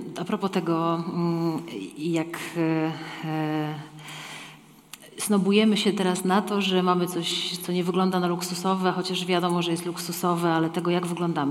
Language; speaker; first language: Polish; native; Polish